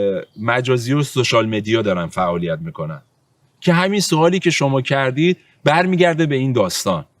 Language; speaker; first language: Persian; native; Persian